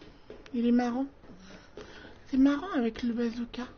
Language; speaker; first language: French; native; French